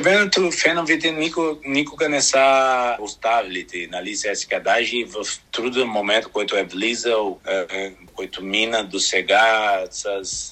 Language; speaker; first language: Bulgarian; non-native, learner; Portuguese